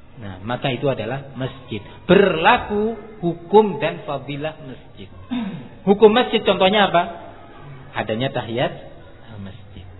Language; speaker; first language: Indonesian; non-native, local second language; Madurese